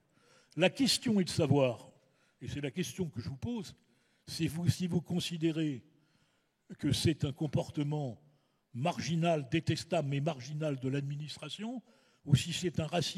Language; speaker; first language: French; native; French